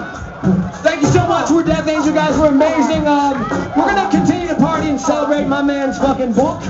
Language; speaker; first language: English; native; English